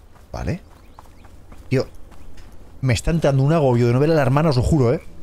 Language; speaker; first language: Spanish; native; Spanish